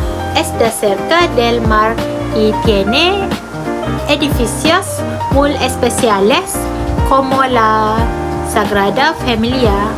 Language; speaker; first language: Spanish; non-native, learner; Malay